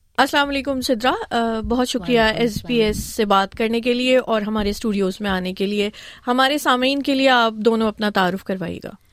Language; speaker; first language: Urdu; native; Urdu